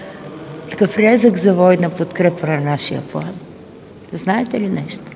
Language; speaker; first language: Bulgarian; native; Bulgarian